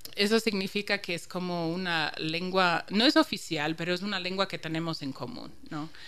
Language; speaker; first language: Spanish; non-native, fluent; English